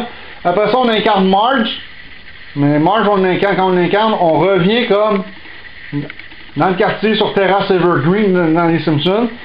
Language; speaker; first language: French; native; French